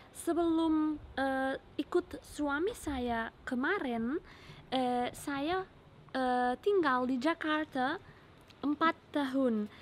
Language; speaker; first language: Indonesian; non-native, learner; Spanish